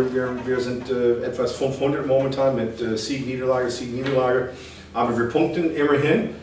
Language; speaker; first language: German; non-native, fluent; English